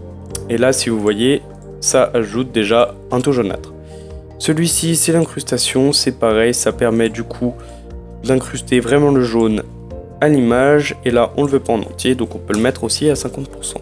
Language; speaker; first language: French; native; French